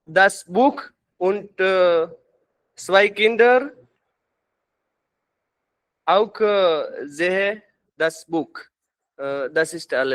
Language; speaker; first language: German; non-native, learner; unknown